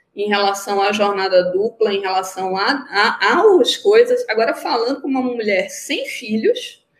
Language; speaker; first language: Portuguese; native; Portuguese